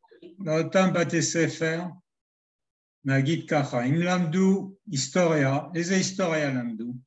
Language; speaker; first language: Hebrew; non-native, fluent; French